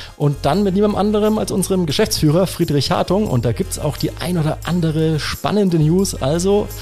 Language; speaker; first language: German; native; German